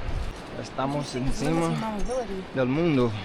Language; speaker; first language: Spanish; non-native, learner; English